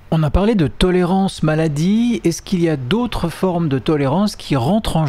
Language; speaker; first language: French; native; French